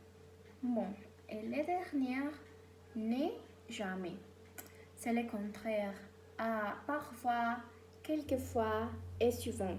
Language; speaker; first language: French; non-native, learner; Spanish